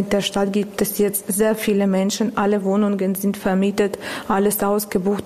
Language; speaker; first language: German; non-native, fluent; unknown